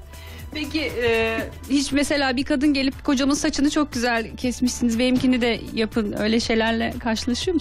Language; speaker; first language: Turkish; native; Turkish